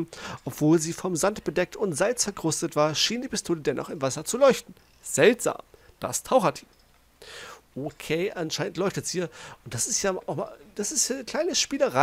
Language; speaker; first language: German; native; German